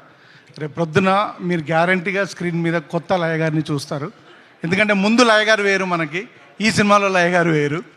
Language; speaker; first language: Telugu; native; Telugu